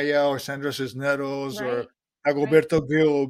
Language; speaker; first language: English; native; English